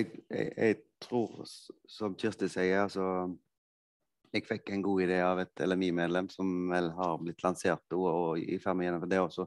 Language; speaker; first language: Norwegian; native; Norwegian